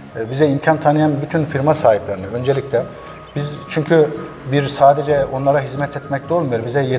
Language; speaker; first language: Turkish; native; Turkish